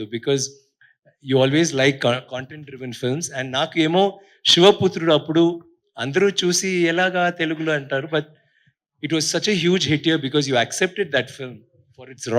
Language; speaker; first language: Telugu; non-native, learner; Tamil